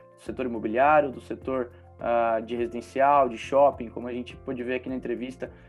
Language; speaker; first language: Portuguese; native; Portuguese